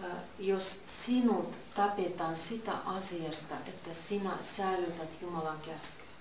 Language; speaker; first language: Finnish; non-native, fluent; Russian